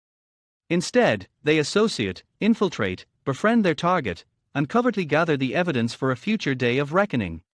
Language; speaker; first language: English; native; English